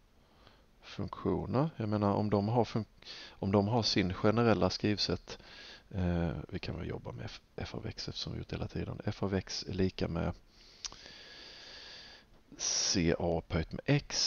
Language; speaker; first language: Swedish; native; Swedish